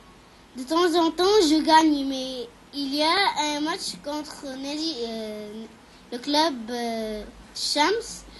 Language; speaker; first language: French; non-native, fluent; Arabic